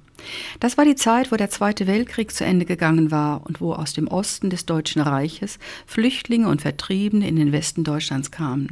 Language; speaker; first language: German; native; German